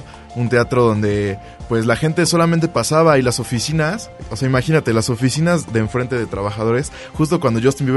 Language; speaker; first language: Spanish; native; Spanish